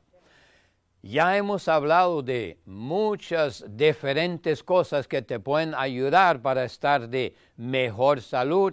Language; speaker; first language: Spanish; non-native, fluent; German